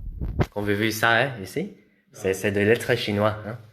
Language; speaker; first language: French; non-native, learner; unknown